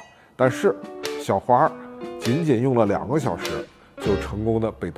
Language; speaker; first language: Chinese; native; Chinese